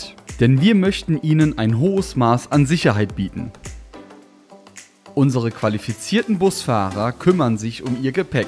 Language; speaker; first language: German; native; German